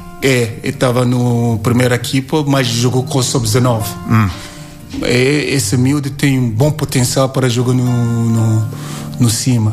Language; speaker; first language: Portuguese; non-native, learner; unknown